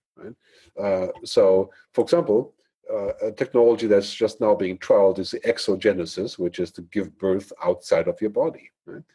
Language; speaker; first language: English; non-native, fluent; German